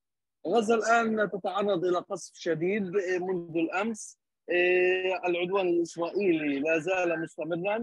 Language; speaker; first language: Arabic; native; Arabic